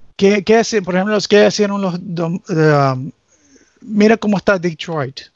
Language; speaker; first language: Spanish; early bilingual, heritage; English